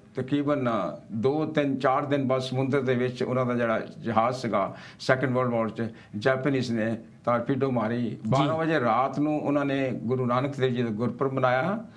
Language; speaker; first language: Punjabi; early bilingual, heritage; Punjabi